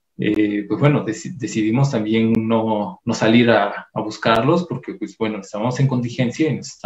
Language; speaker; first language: Spanish; native; Spanish